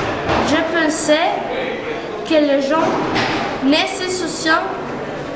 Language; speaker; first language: French; non-native, learner; Spanish